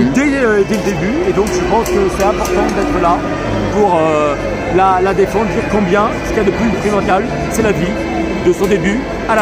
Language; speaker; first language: French; native; French